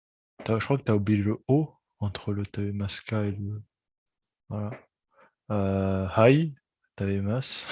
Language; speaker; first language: French; native; French